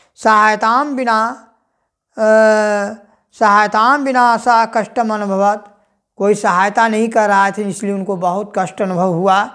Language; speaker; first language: Hindi; native; Hindi